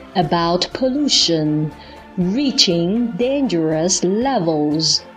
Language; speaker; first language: English; non-native, fluent; Chinese